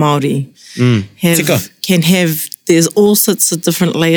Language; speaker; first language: English; non-native, local second language; Māori